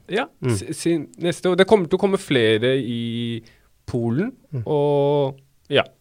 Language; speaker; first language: Norwegian; early bilingual, other home language; Baluchi